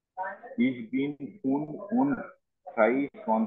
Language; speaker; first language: German; non-native, learner; Bangla